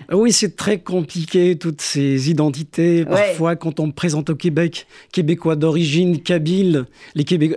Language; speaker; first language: French; non-native, local second language; Kabyle